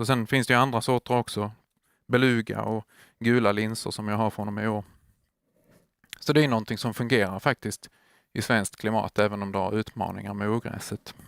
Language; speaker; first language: Swedish; native; Swedish